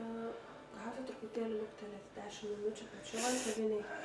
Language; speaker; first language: Lithuanian; native; Lithuanian